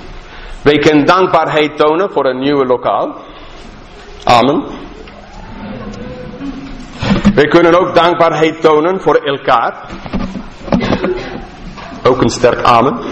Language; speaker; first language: Dutch; non-native, fluent; English